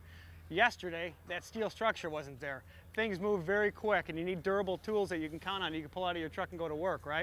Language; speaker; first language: English; native; English